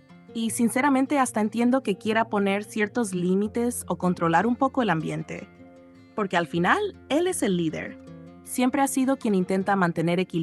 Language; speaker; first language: Spanish; native; Spanish